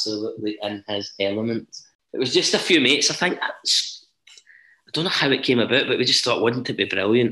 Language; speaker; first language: English; native; English